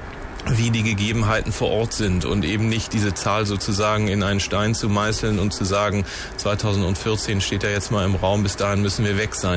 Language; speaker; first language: German; native; German